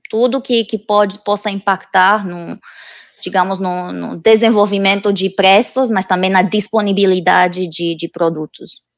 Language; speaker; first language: Portuguese; non-native, fluent; Romanian